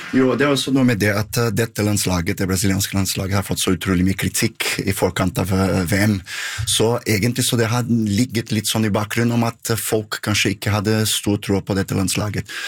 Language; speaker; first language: Norwegian; non-native, fluent; Portuguese